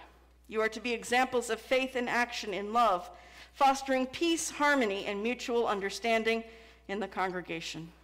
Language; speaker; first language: English; native; English